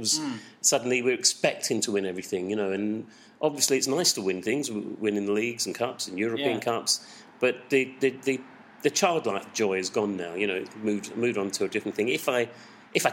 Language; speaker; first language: English; native; English